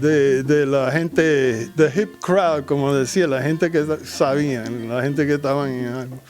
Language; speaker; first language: Spanish; early bilingual, heritage; Spanish